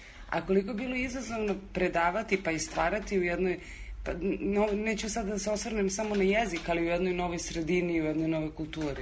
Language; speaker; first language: Serbian; native; Serbian